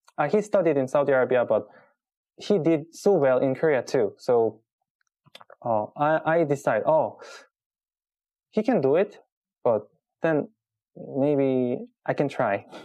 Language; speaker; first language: English; non-native, learner; Korean